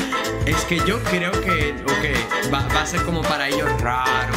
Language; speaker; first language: Spanish; native; Spanish